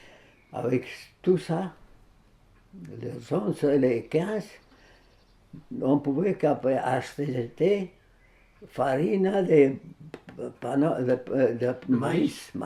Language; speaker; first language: French; non-native, fluent; Spanish